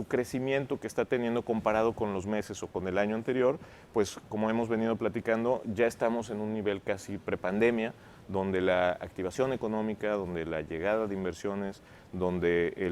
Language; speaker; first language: Spanish; native; Spanish